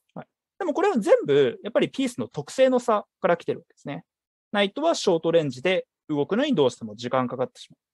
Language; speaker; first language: Japanese; native; Japanese